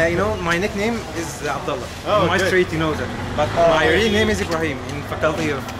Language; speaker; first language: English; non-native, learner; Arabic